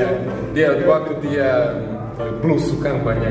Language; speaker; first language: Indonesian; non-native, fluent; Russian